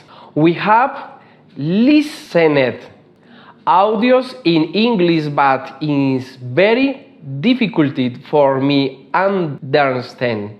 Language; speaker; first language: English; non-native, learner; Spanish